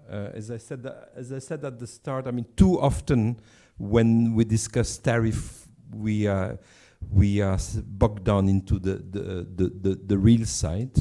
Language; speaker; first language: English; non-native, fluent; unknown